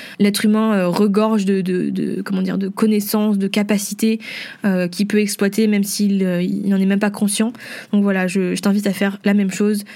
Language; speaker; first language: French; early bilingual, other home language; Vietnamese